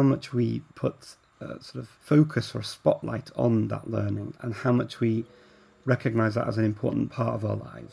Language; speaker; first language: English; native; English